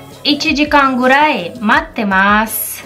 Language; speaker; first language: Japanese; non-native, learner; Russian